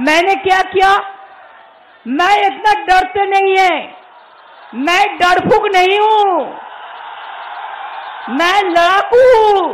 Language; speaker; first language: Hindi; non-native, local second language; Bangla